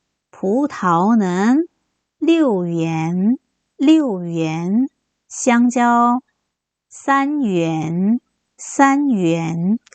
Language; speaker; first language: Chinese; non-native, fluent; Korean